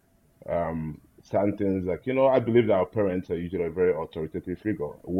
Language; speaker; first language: English; non-native, local second language; Igbo